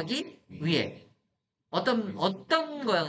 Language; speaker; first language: Korean; native; Korean